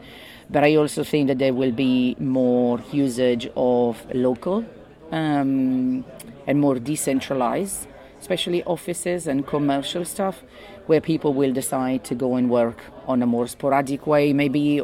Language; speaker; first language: English; non-native, fluent; Italian